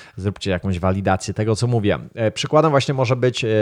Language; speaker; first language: Polish; native; Polish